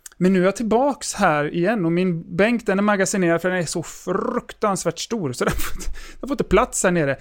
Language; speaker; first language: Swedish; native; Swedish